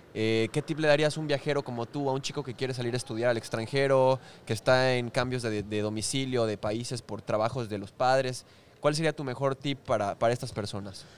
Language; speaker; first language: Spanish; native; Spanish